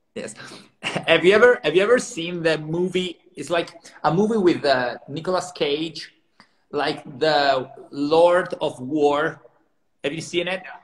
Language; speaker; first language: English; non-native, fluent; Italian